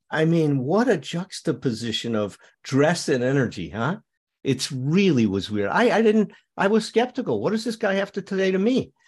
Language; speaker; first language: English; native; English